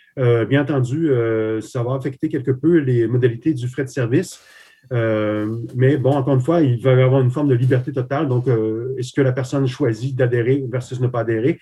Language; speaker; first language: French; early bilingual, other home language; Slovak